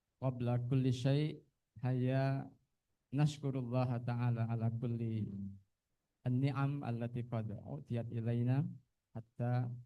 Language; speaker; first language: Arabic; non-native, learner; Indonesian